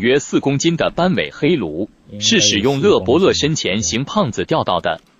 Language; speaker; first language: Chinese; native; Chinese